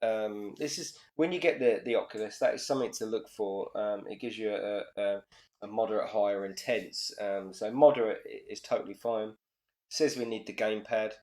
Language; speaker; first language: English; native; English